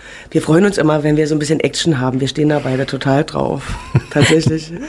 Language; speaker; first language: German; native; German